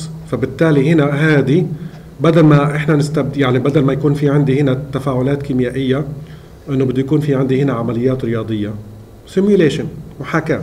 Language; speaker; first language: Arabic; native; Arabic